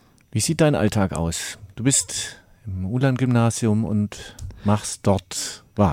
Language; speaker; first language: German; native; German